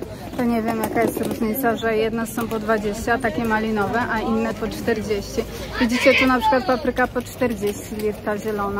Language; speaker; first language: Polish; native; Polish